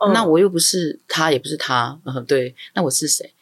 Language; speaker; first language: Chinese; non-native, local second language; Amis